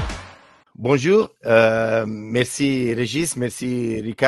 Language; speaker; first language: French; non-native, learner; Italian